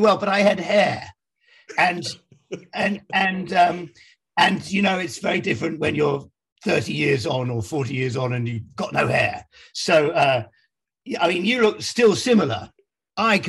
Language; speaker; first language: English; native; English